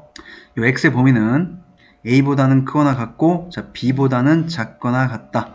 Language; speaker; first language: Korean; native; Korean